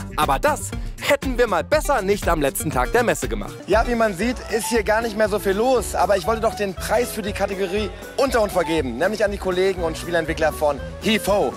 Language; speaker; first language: German; native; German